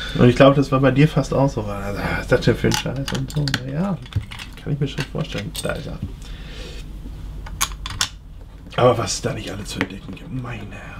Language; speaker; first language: German; native; German